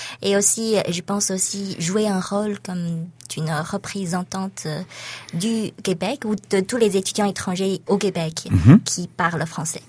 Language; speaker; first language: French; non-native, fluent; Chinese